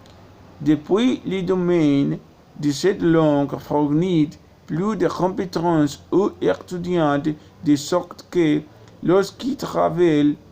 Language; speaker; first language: French; non-native, learner; Spanish